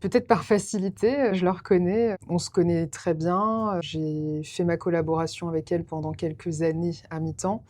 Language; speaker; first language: French; native; French